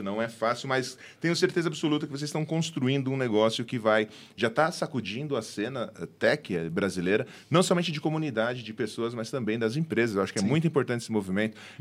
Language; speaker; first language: Portuguese; native; Portuguese